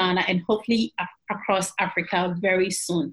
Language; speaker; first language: English; non-native, local second language; Akan